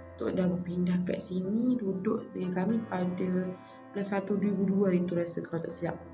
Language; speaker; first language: Malay; native; Malay